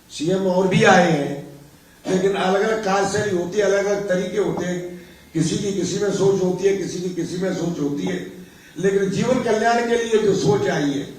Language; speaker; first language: Hindi; native; Hindi